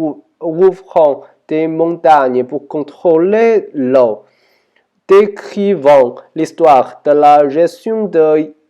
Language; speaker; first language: French; non-native, learner; Chinese